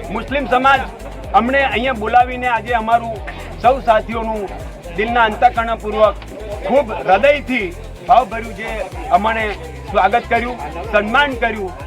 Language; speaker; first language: Gujarati; native; Gujarati